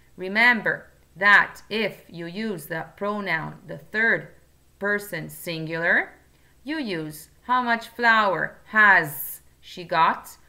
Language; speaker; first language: English; non-native, fluent; Italian